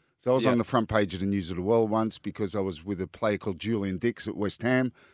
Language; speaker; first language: English; native; English